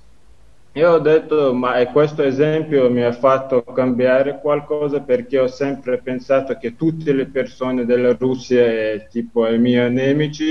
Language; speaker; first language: Italian; non-native, learner; Chechen